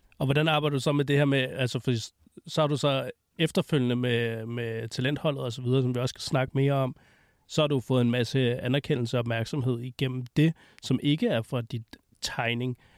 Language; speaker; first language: Danish; native; Danish